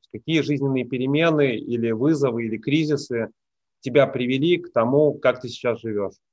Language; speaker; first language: Russian; native; Russian